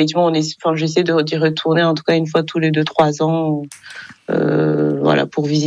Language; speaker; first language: French; non-native, local second language; Kinyarwanda